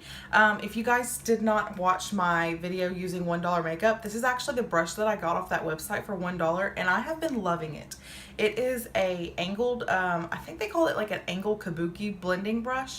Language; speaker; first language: English; native; English